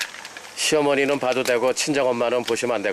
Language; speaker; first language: Korean; native; Korean